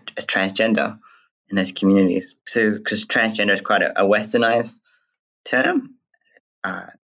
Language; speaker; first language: English; native; English